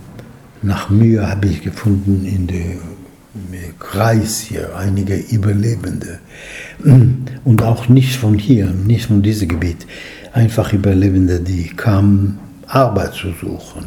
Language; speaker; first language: German; non-native, fluent; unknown